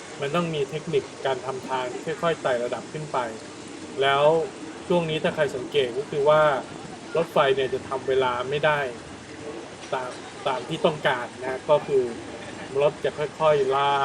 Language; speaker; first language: Thai; native; Thai